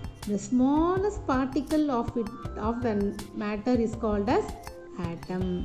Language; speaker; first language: English; non-native, local second language; Tamil